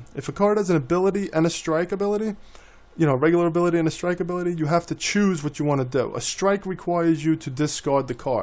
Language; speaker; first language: English; native; English